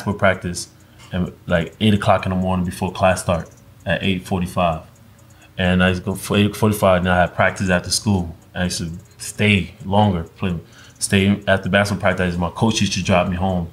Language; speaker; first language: English; early bilingual, other home language; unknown